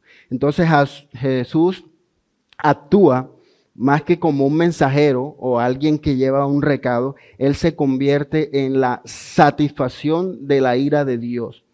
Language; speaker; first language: Spanish; native; Spanish